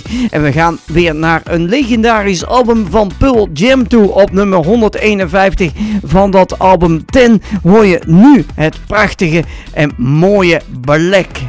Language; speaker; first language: Dutch; native; Dutch